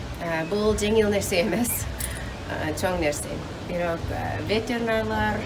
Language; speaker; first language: Kyrgyz; non-native, learner; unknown